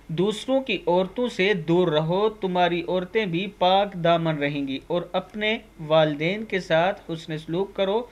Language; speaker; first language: Urdu; non-native, local second language; Punjabi